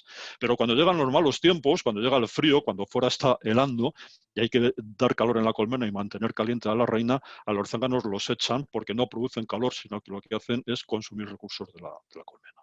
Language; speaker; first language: Spanish; native; Spanish